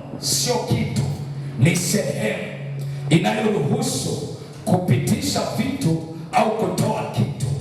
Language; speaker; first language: Swahili; native; Swahili